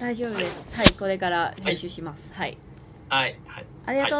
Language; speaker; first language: Japanese; non-native, fluent; Cantonese